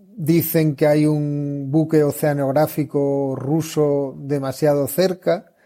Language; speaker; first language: Spanish; native; Spanish